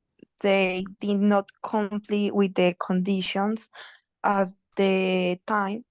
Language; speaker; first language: English; non-native, learner; Spanish